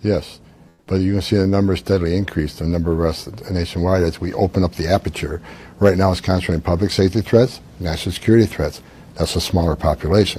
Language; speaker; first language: English; native; English